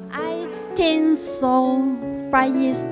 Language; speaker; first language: English; non-native, learner; Vietnamese